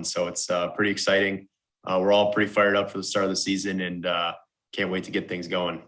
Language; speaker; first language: English; native; English